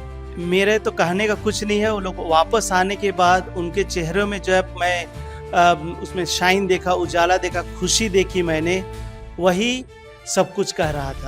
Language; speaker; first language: Hindi; native; Hindi